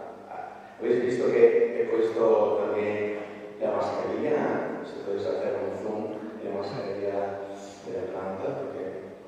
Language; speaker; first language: Spanish; non-native, fluent; Italian